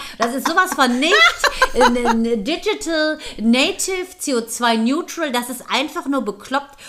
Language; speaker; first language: German; native; German